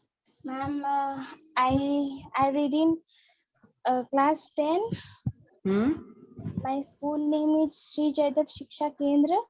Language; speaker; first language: English; non-native, learner; Odia